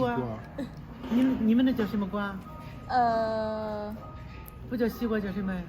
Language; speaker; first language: Chinese; native; Chinese